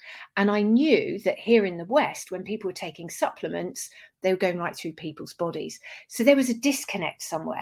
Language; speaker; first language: English; native; English